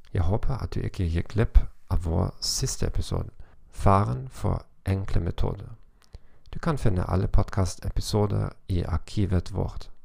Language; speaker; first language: Norwegian; non-native, learner; German